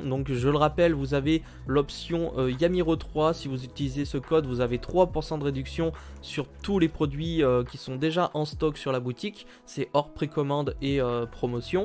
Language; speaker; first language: French; native; French